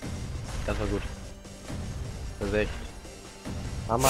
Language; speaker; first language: German; native; German